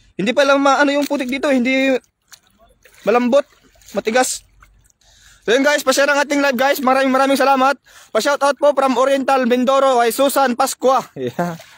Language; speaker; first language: Filipino; non-native, local second language; Iloko